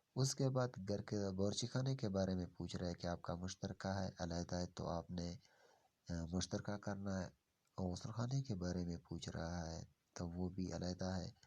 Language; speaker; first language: Urdu; non-native, local second language; Pashto